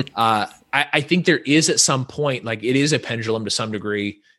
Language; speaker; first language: English; native; English